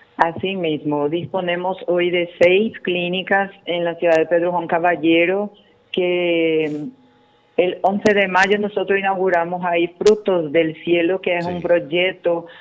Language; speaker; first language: Spanish; non-native, fluent; Portuguese